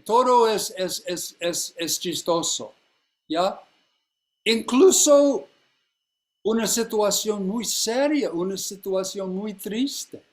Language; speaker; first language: Spanish; non-native, fluent; English